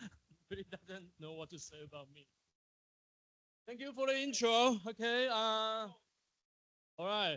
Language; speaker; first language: English; non-native, fluent; Chinese